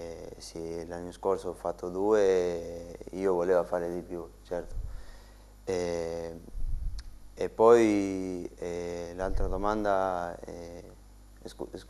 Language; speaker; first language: Italian; non-native, learner; Spanish